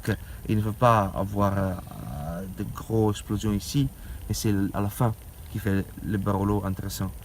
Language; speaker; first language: French; non-native, learner; Italian